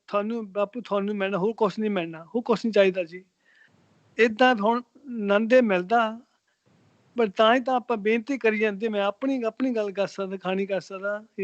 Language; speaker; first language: Punjabi; early bilingual, heritage; Punjabi